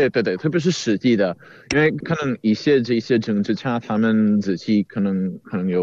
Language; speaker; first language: Chinese; non-native, fluent; Czech